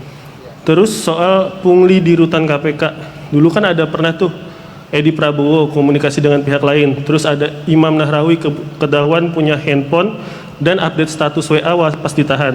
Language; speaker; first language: Indonesian; native; Indonesian